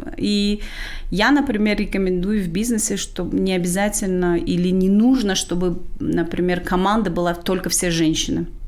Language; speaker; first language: Russian; non-native, local second language; Tajik